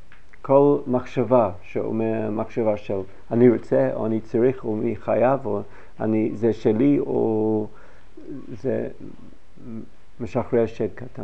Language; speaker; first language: Hebrew; non-native, fluent; English